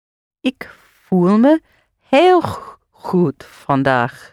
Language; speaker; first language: Dutch; non-native, learner; English